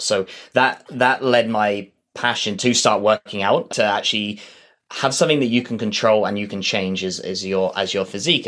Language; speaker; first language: English; native; English